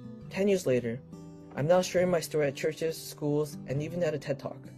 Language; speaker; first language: English; early bilingual, other home language; Chinese